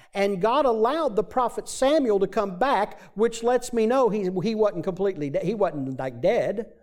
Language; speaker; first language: English; native; English